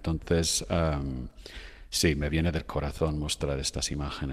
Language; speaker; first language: Spanish; non-native, fluent; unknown